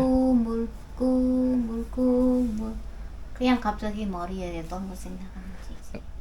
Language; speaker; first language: Korean; non-native, learner; Vietnamese